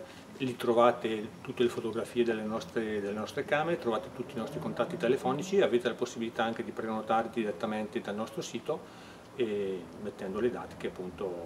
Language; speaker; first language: Italian; native; Italian